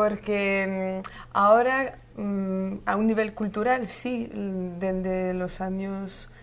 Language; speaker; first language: Spanish; non-native, learner; French